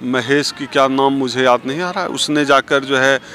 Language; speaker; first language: Hindi; native; Hindi